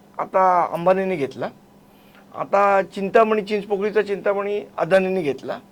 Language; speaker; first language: Marathi; native; Marathi